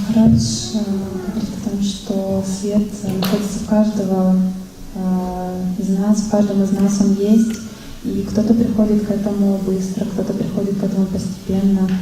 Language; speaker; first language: Russian; native; Russian